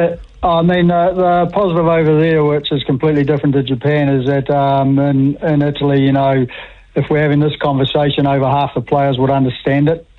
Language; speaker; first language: English; native; English